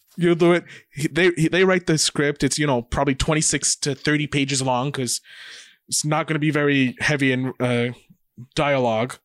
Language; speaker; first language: English; native; English